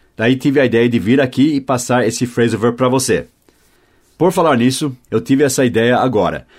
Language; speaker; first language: Portuguese; non-native, fluent; English